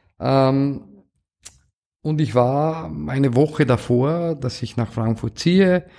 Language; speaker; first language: German; non-native, fluent; Romanian